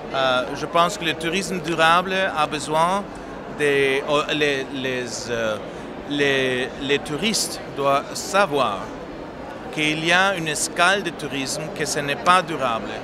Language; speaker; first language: French; non-native, fluent; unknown